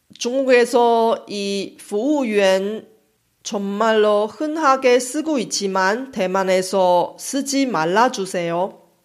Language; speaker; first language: Korean; non-native, fluent; Chinese